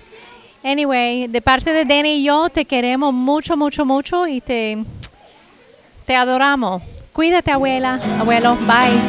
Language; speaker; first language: Spanish; early bilingual, heritage; Spanish